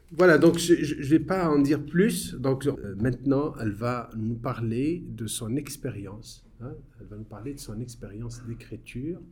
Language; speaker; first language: French; non-native, local second language; Arabic